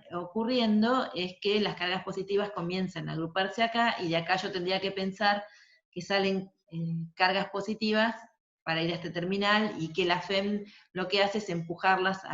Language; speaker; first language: Spanish; native; Spanish